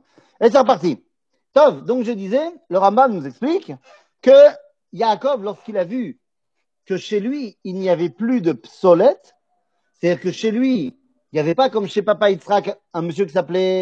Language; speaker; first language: French; native; French